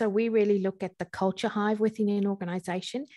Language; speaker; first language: English; native; English